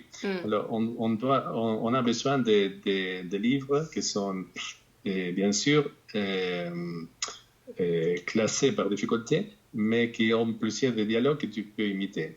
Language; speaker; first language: French; non-native, fluent; Spanish